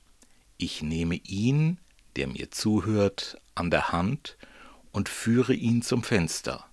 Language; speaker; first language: German; native; German